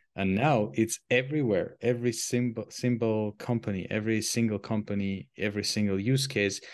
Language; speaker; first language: English; non-native, fluent; Armenian